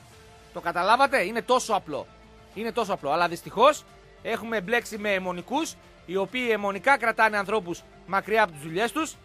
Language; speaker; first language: Greek; native; Greek